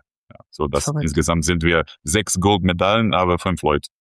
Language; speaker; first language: German; non-native, fluent; Croatian